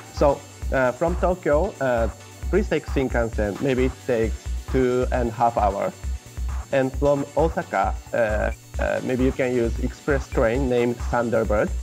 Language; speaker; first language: English; non-native, learner; Japanese